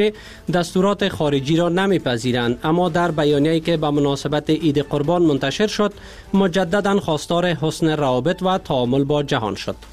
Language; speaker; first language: Persian; native; Persian